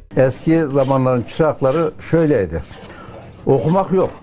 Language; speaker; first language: Turkish; native; Turkish